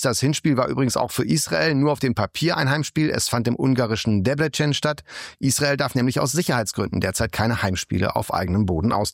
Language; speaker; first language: German; native; German